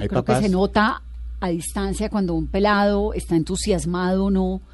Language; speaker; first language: Spanish; native; Spanish